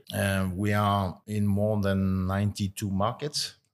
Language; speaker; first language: English; non-native, fluent; French